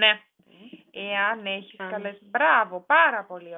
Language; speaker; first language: Greek; non-native, learner; German